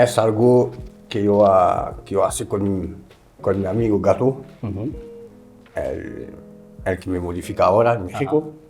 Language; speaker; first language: Spanish; non-native, learner; French